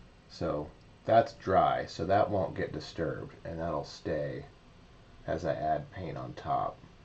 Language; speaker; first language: English; native; English